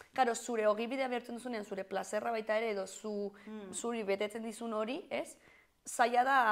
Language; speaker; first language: Basque; native; Basque